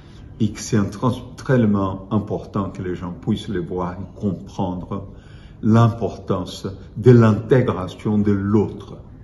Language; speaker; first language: French; non-native, fluent; Portuguese